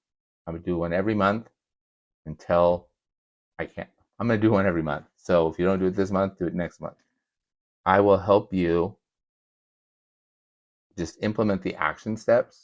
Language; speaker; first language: English; native; English